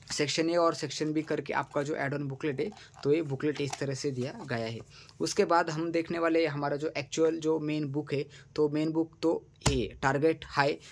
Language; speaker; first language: Hindi; non-native, local second language; Marathi